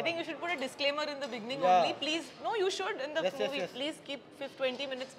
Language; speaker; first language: Telugu; non-native, local second language; Bangla